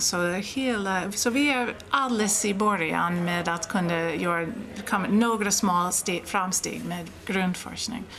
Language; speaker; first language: Swedish; non-native, fluent; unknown